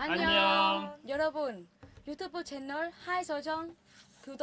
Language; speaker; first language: Korean; non-native, fluent; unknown